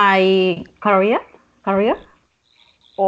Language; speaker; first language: English; non-native, learner; Spanish